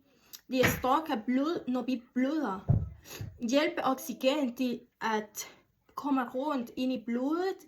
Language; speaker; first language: Danish; non-native, learner; Spanish